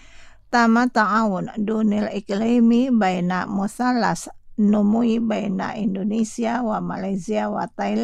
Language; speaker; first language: Arabic; non-native, fluent; Indonesian